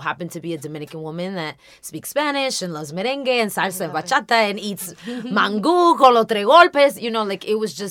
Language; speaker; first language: English; native; English